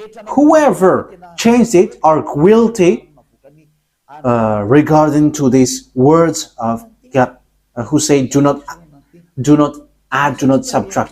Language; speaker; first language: English; non-native, fluent; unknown